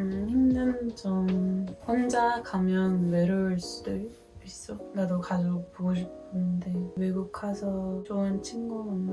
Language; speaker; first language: Korean; non-native, fluent; Dutch